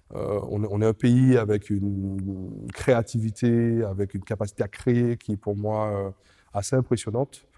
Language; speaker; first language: French; native; French